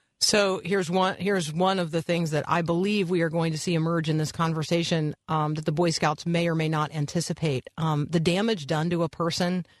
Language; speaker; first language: English; native; English